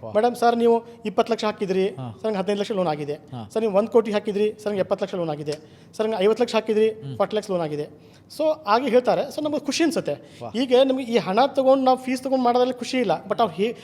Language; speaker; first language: Kannada; native; Kannada